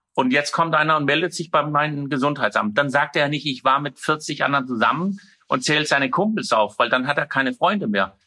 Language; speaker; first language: German; non-native, fluent; Danish